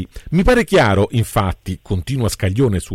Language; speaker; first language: Italian; native; Italian